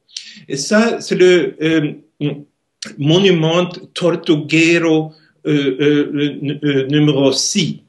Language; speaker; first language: French; non-native, learner; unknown